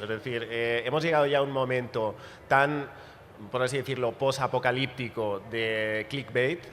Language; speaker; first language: Spanish; native; Spanish